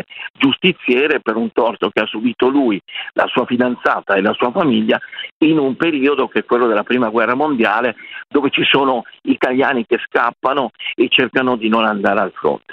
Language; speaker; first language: Italian; native; Italian